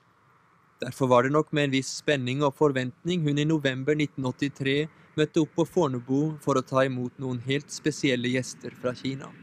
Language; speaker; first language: Norwegian; native; Norwegian